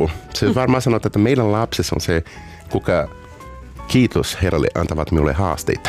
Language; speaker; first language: Finnish; non-native, learner; Portuguese